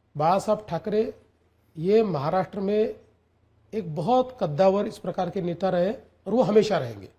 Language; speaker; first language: Hindi; non-native, local second language; Marathi